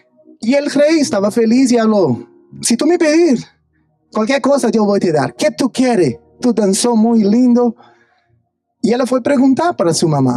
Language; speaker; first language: Spanish; non-native, fluent; Portuguese